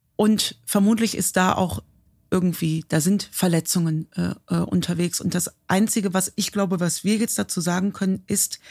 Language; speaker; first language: German; native; German